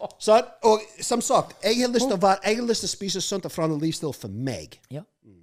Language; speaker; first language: Norwegian; non-native, fluent; English